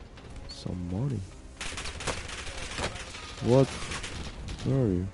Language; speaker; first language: English; non-native, learner; Ukrainian